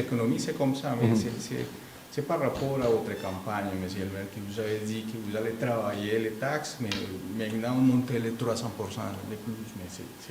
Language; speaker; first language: French; non-native, fluent; Spanish